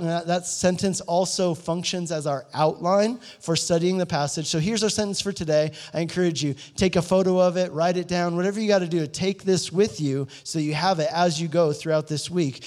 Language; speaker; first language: English; native; English